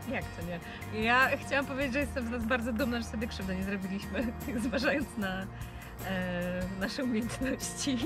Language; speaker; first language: Polish; native; Polish